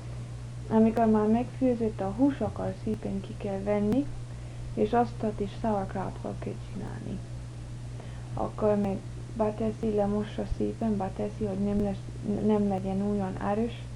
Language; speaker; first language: Hungarian; early bilingual, heritage; English